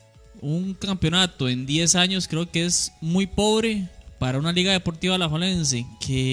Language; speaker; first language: Spanish; native; Spanish